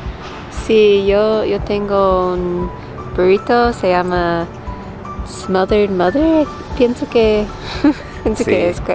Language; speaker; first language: Spanish; non-native, learner; English